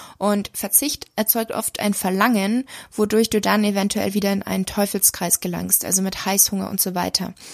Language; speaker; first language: German; native; German